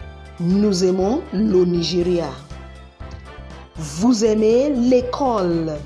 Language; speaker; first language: French; non-native, learner; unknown